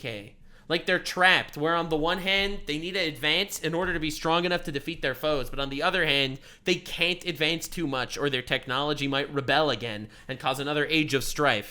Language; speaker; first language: English; native; English